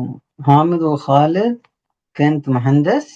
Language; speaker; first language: Arabic; non-native, learner; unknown